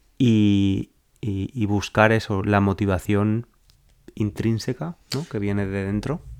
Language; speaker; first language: Spanish; native; Spanish